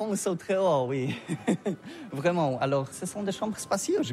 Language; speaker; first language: French; non-native, learner; Polish